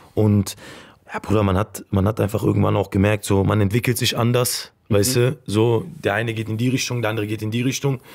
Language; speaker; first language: German; native; German